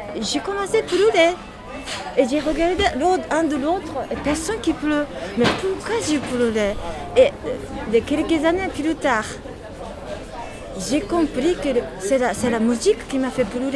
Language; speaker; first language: French; non-native, learner; Japanese